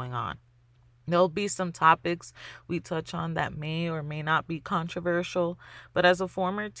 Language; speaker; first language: English; native; English